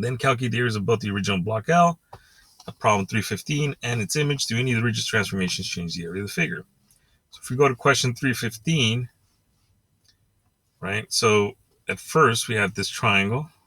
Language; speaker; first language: English; native; English